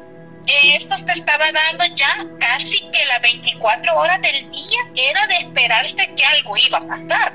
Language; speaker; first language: Spanish; native; Spanish